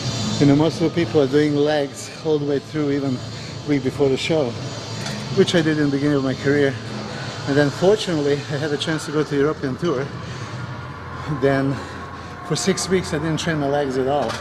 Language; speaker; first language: English; non-native, fluent; Serbian